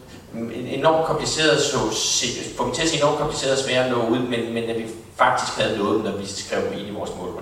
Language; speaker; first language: Danish; native; Danish